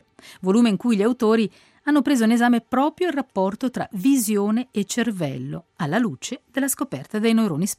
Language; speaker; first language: Italian; native; Italian